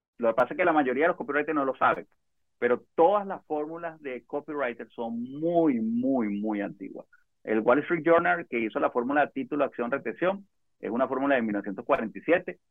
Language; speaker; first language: Spanish; native; Spanish